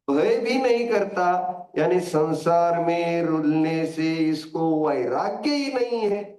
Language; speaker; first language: Hindi; non-native, local second language; Marathi